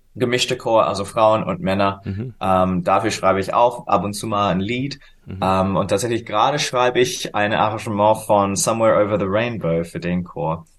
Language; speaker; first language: German; non-native, fluent; English